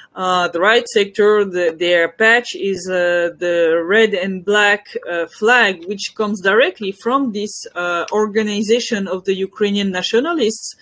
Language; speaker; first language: English; non-native, fluent; French